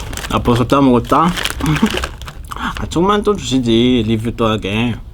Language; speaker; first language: Korean; non-native, fluent; Kinyarwanda